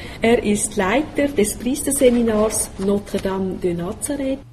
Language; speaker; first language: German; native; German